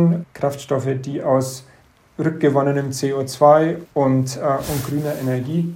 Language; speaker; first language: German; native; German